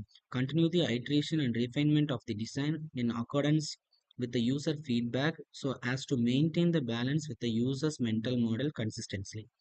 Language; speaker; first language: English; non-native, local second language; Tamil